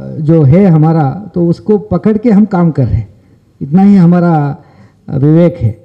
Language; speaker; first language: Hindi; non-native, local second language; Kannada